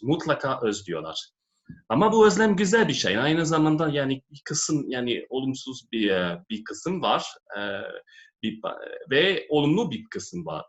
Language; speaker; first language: Turkish; non-native, fluent; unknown